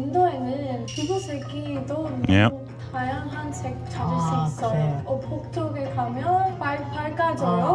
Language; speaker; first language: Korean; non-native, learner; Hindi